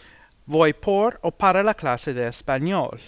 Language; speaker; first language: Spanish; non-native, fluent; English